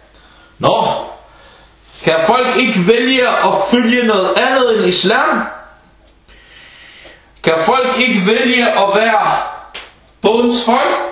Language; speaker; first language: Danish; early bilingual, other home language; Arabic